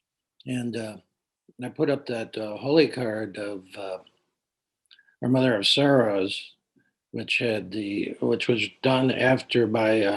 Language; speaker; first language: English; native; English